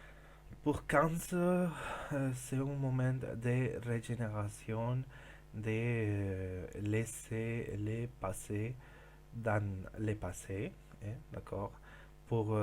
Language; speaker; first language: French; non-native, learner; Spanish